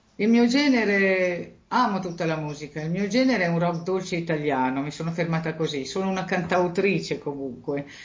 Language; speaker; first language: Italian; native; Italian